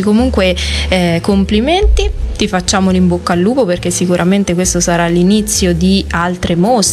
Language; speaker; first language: Italian; native; Italian